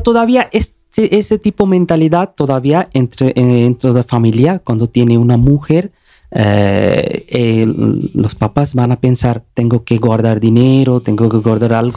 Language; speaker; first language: Spanish; non-native, learner; Bangla